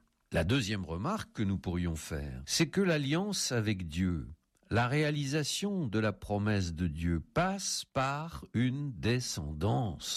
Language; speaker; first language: French; native; French